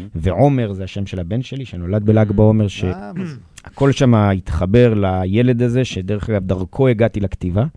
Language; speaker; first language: Hebrew; native; Hebrew